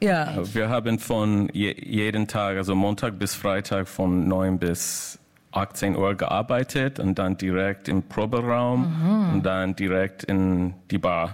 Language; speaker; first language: German; non-native, learner; English